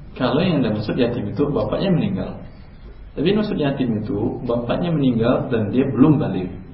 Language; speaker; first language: Indonesian; non-native, local second language; Minangkabau